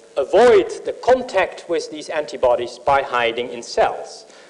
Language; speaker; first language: English; non-native, fluent; Dutch